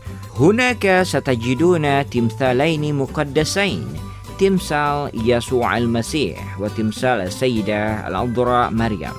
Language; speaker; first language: Arabic; non-native, fluent; Indonesian